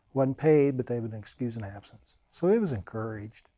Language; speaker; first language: English; native; English